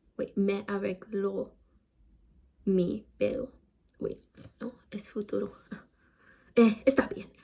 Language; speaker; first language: Spanish; non-native, learner; English